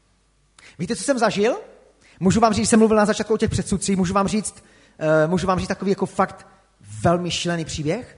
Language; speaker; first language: Czech; native; Czech